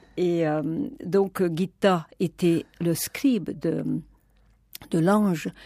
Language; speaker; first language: French; non-native, fluent; Hungarian